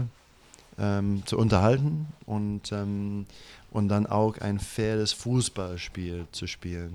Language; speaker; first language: German; non-native, fluent; English